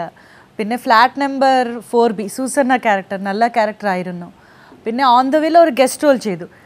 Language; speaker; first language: Malayalam; non-native, fluent; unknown